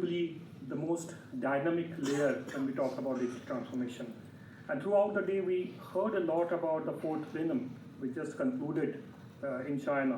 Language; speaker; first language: English; non-native, local second language; Bangla